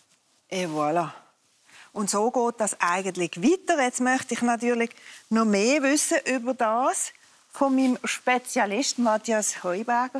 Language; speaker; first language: German; native; German